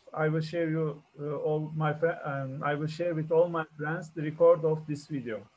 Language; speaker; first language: English; non-native, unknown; Turkish